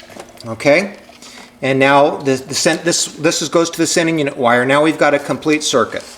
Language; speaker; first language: English; native; English